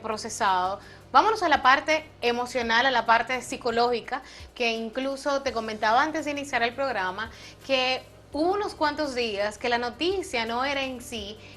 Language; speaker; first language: Spanish; native; Spanish